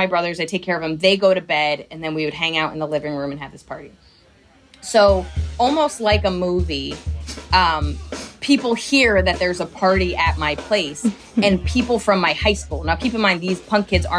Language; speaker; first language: English; native; English